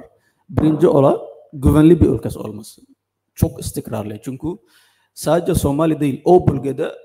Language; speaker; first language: Turkish; non-native, fluent; Somali